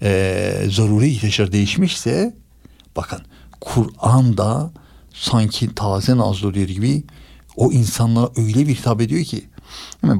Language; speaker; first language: Turkish; native; Turkish